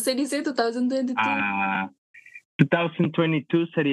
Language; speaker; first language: Spanish; non-native, learner; Indonesian